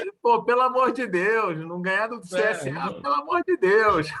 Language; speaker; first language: Portuguese; native; Portuguese